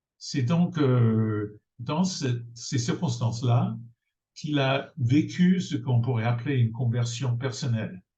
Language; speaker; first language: French; non-native, fluent; English